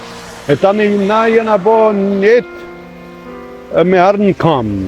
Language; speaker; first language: Albanian; non-native, local second language; Croatian